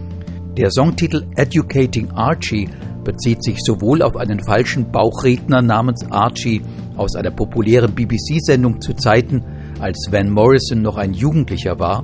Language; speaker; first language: German; native; German